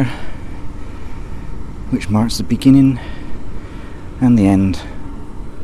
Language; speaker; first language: English; native; English